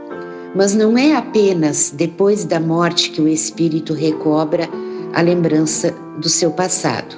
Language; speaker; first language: Portuguese; native; Portuguese